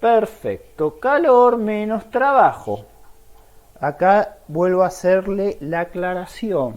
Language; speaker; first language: Spanish; native; Spanish